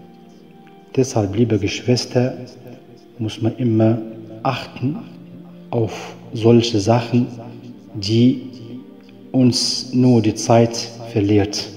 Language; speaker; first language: German; non-native, fluent; Arabic